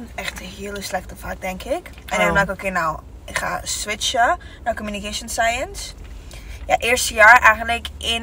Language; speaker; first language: Dutch; non-native, learner; Italian